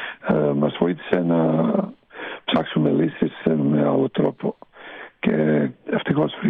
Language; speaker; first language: Greek; non-native, fluent; Serbian